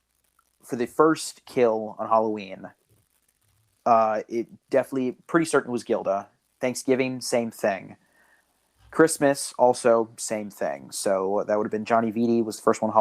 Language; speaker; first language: English; native; English